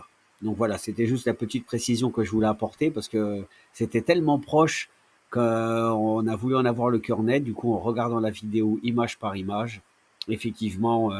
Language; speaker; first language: French; native; French